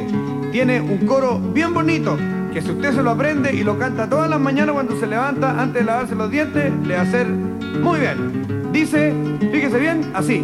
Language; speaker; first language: Spanish; native; Spanish